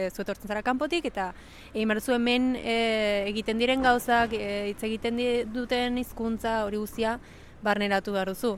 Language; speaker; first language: Basque; early bilingual, other home language; Spanish